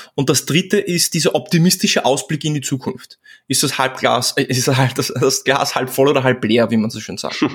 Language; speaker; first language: German; early bilingual, other home language; Czech